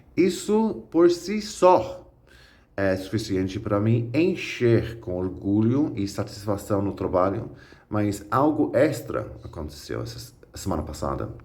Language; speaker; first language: Portuguese; non-native, fluent; English